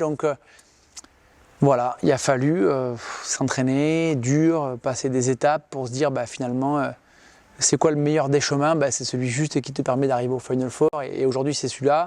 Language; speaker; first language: French; native; French